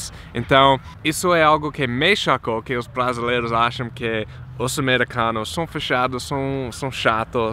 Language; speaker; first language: Portuguese; non-native, fluent; English